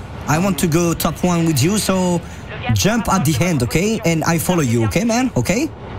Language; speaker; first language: English; non-native, learner; French